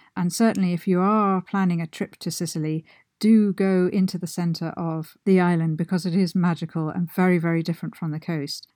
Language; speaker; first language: English; native; English